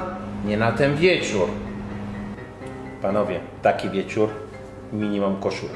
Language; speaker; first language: Polish; non-native, learner; French